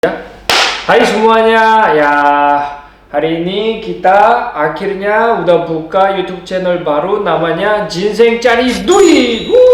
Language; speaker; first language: Indonesian; non-native, fluent; Korean